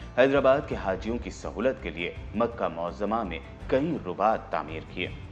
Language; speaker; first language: Urdu; native; Urdu